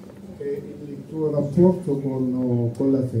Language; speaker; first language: Italian; native; Italian